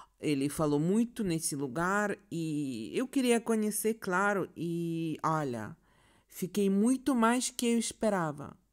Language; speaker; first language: Portuguese; non-native, learner; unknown